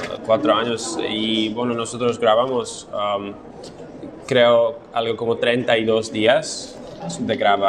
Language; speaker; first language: Spanish; non-native, fluent; Slovak